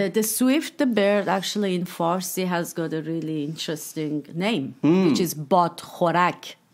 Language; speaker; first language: English; non-native, fluent; Persian